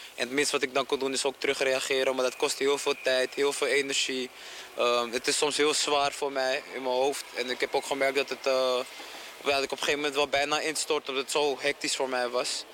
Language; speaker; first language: Dutch; native; Dutch